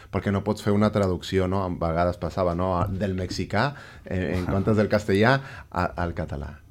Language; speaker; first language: Catalan; non-native, fluent; Spanish